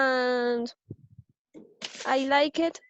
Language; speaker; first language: English; non-native, learner; Spanish